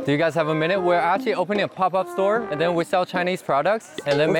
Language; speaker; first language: English; non-native, fluent; Chinese